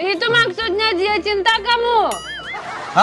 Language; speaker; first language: Indonesian; non-native, learner; Russian